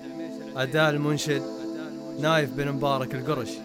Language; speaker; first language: Arabic; native; Arabic